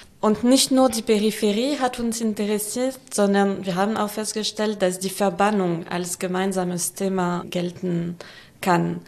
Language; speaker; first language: German; non-native, fluent; French